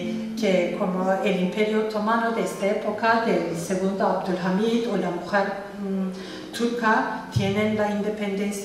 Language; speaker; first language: Spanish; non-native, fluent; Turkish